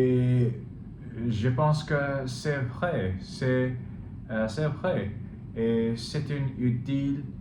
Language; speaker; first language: French; non-native, learner; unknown